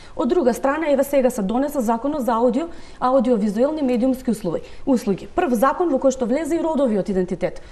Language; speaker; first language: Macedonian; native; Macedonian